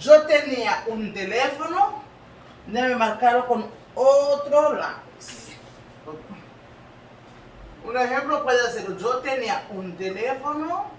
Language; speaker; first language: Spanish; non-native, learner; Haitian Creole